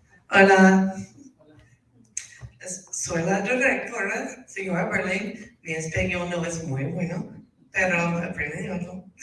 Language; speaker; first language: Spanish; non-native, learner; English